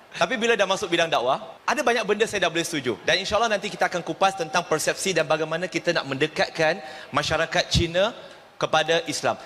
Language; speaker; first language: Malay; non-native, local second language; Chinese